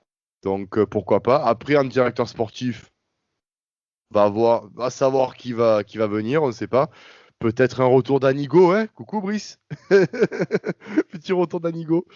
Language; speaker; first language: French; native; French